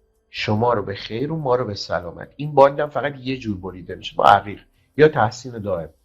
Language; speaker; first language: Persian; native; Persian